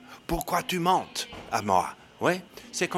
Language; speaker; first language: French; non-native, learner; English